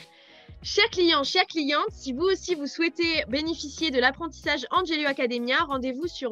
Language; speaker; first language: French; native; French